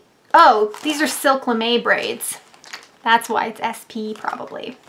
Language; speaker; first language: English; native; English